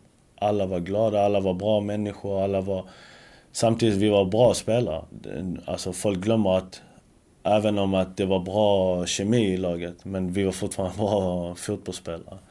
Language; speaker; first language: Swedish; early bilingual, other home language; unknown